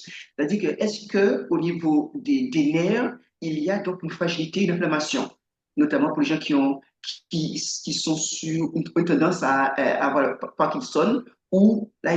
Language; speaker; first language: French; native; French